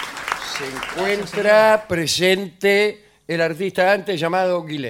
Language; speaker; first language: Spanish; native; Spanish